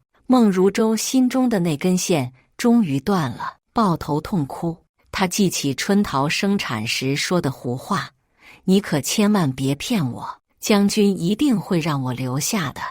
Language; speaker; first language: Chinese; native; Chinese